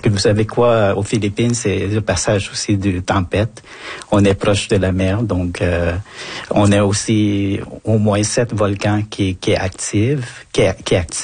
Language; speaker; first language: French; non-native, fluent; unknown